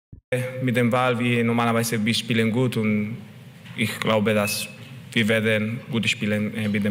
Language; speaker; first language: German; non-native, learner; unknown